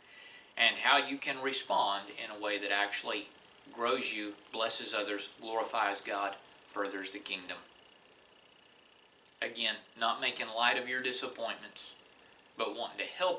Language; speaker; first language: English; native; English